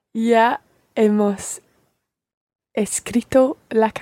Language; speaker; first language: Spanish; non-native, learner; English